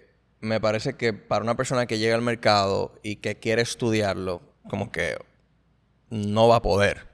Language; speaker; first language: Spanish; native; Spanish